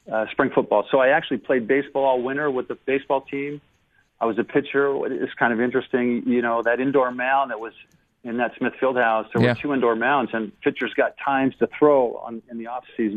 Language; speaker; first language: English; native; English